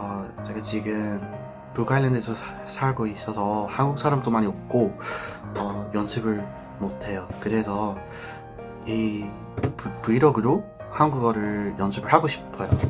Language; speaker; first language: Korean; early bilingual, heritage; English